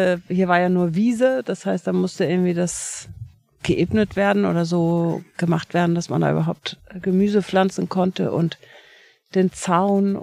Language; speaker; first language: German; native; German